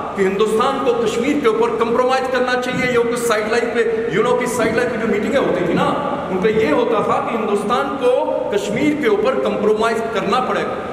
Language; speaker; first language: Urdu; non-native, local second language; Kashmiri